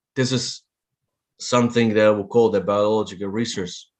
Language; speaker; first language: English; non-native, fluent; Italian